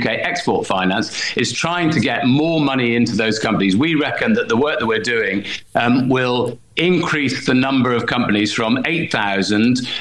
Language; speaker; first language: English; native; English